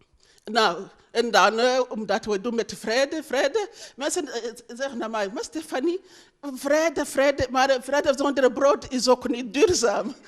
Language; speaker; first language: Dutch; non-native, learner; Rundi